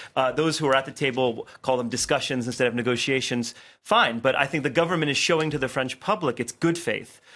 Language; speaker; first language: English; native; English